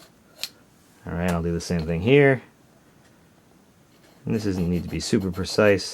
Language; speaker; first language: English; native; English